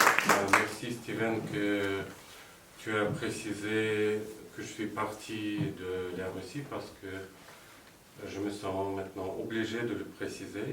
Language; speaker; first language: French; non-native, fluent; Russian